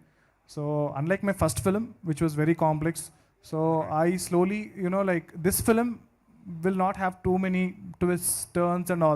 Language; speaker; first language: Telugu; native; Telugu